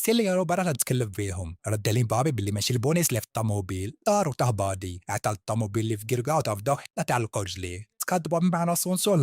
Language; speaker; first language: Arabic; native; Arabic